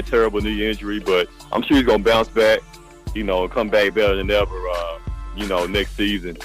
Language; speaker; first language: English; native; English